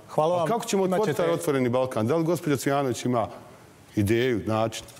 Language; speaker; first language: Serbian; native; Serbian